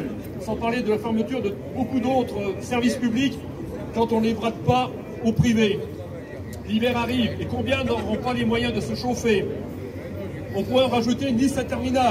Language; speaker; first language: French; native; French